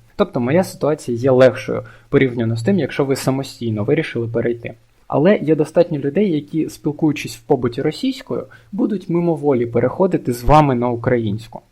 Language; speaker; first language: Ukrainian; non-native, local second language; Russian